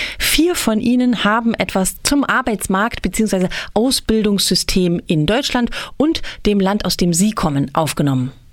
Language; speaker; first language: German; native; German